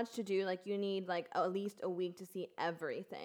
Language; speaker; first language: English; early bilingual, other home language; Spanish